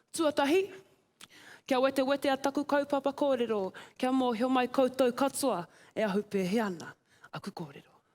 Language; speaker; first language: Māori; native; Māori